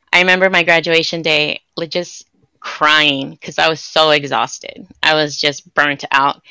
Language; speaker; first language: English; native; English